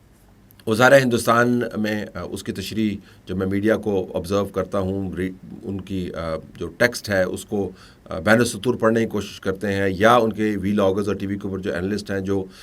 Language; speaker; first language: Urdu; native; Urdu